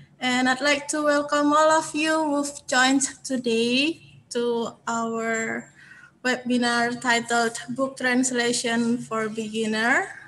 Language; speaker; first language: English; non-native, fluent; Indonesian